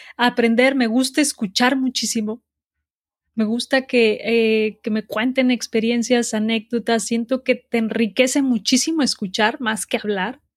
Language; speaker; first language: Spanish; native; Spanish